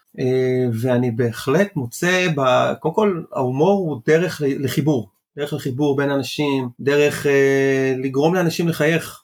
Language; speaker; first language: Hebrew; early bilingual, other home language; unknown